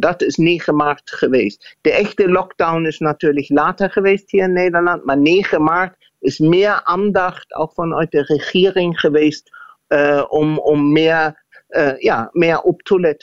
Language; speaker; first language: Dutch; non-native, fluent; German